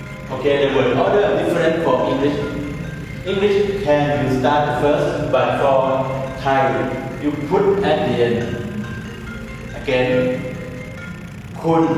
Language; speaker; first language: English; non-native, learner; Thai